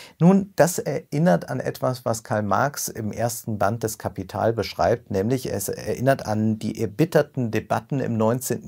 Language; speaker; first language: German; native; German